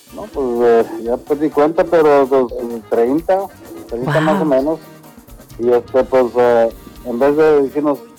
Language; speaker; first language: Spanish; early bilingual, heritage; Spanish